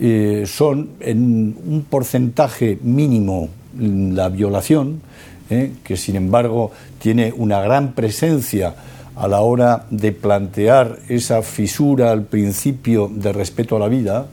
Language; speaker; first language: Spanish; native; Spanish